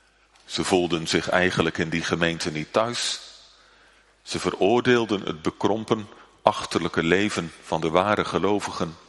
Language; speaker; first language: Dutch; native; Dutch